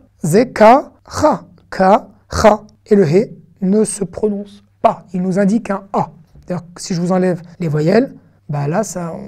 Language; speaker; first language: French; native; French